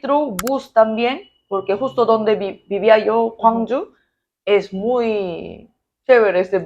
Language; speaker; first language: Spanish; non-native, learner; Korean